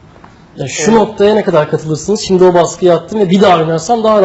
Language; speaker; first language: Turkish; native; Turkish